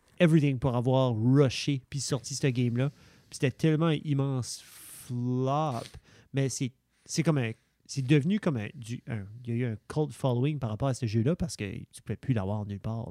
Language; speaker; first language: French; native; French